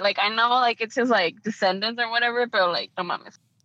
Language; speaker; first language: English; early bilingual, other home language; Spanish